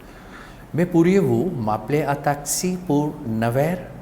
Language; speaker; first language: French; non-native, learner; Hindi